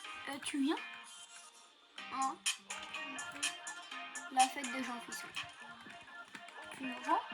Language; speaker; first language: French; native; French